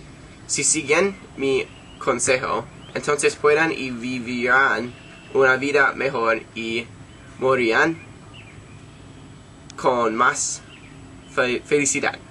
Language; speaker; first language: Spanish; non-native, learner; English